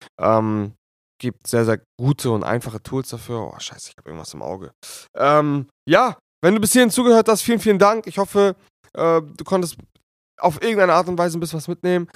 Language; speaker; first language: German; native; German